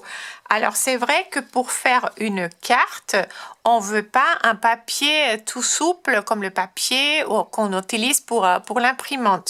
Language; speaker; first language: French; non-native, fluent; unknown